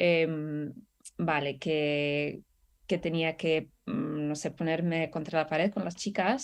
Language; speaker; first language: Spanish; non-native, fluent; Russian